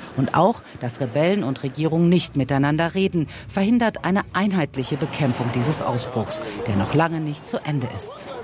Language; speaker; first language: German; native; German